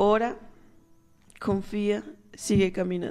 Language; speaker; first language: Spanish; native; Spanish